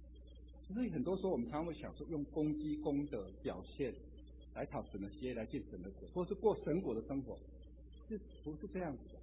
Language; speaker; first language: Chinese; native; Chinese